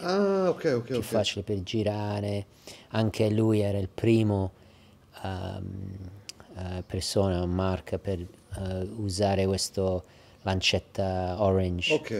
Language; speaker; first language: Italian; early bilingual, heritage; English